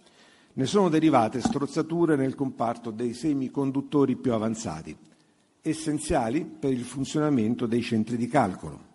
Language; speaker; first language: Italian; native; Italian